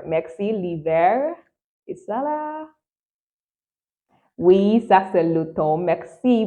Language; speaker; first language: French; non-native, fluent; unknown